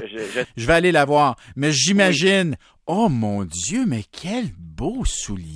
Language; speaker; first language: French; native; French